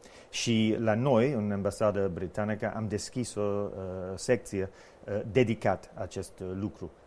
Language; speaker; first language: Romanian; non-native, fluent; English